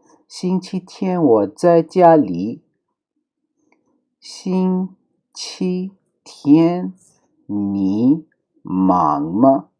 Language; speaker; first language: Chinese; non-native, fluent; Urdu